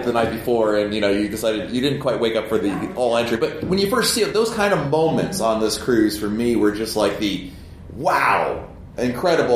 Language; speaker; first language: English; native; English